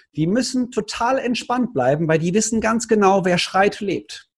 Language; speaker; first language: German; native; German